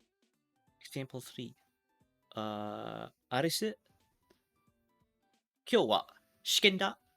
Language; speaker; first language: Japanese; non-native, learner; English